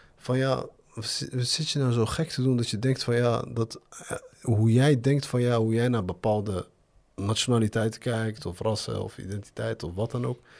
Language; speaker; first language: Dutch; early bilingual, other home language; Arabic